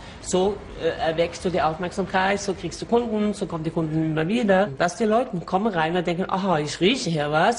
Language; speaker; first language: German; non-native, fluent; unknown